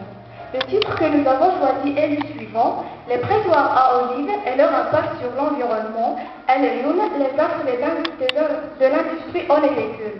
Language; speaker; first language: French; non-native, local second language; Arabic